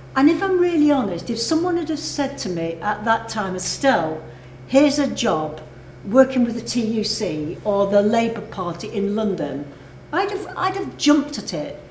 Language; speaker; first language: English; native; English